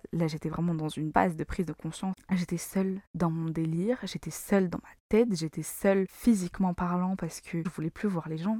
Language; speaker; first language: French; non-native, local second language; Malagasy